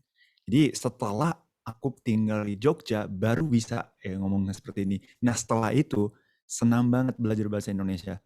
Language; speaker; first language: Indonesian; non-native, fluent; Japanese